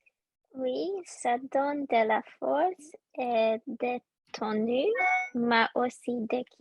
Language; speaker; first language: French; non-native, learner; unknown